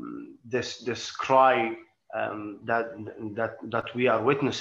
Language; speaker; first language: English; non-native, fluent; Arabic